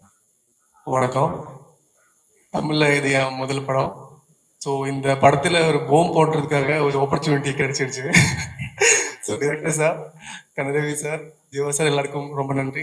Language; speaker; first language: Tamil; non-native, learner; Malayalam